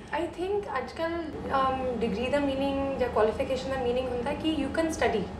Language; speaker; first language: Punjabi; early bilingual, heritage; Punjabi